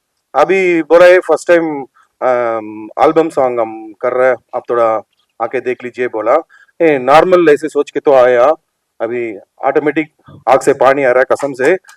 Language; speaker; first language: Hindi; non-native, local second language; Telugu